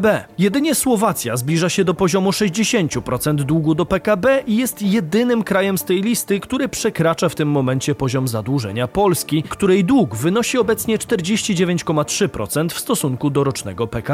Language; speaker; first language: Polish; native; Polish